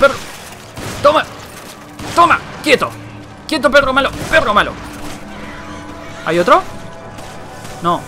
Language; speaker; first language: Spanish; native; Spanish